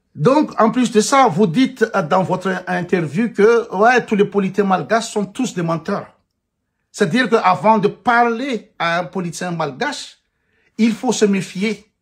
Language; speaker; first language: French; non-native, local second language; Malagasy